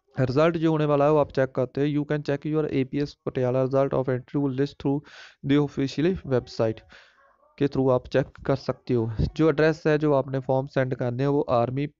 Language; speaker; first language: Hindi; non-native, local second language; Punjabi